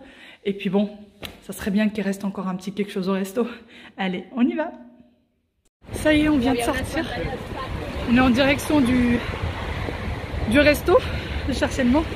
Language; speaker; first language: French; native; French